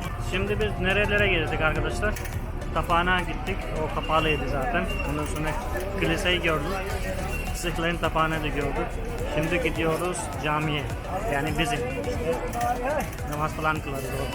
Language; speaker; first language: Turkish; non-native, fluent; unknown